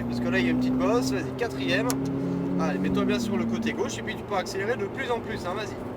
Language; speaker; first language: French; native; French